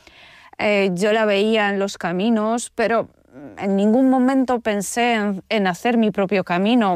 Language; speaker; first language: Spanish; non-native, fluent; Polish